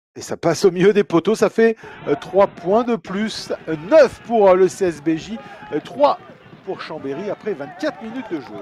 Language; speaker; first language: French; native; French